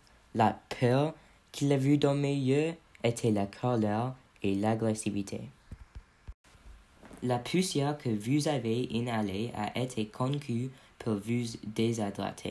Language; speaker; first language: French; non-native, learner; English